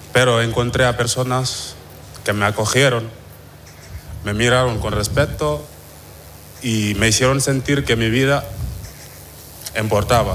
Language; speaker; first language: Spanish; non-native, fluent; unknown